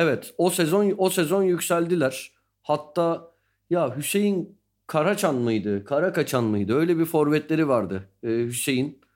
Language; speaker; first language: Turkish; native; Turkish